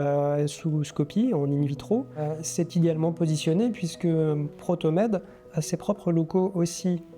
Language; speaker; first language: French; native; French